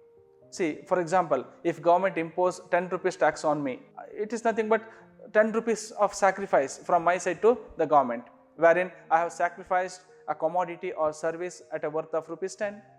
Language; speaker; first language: English; non-native, local second language; Kannada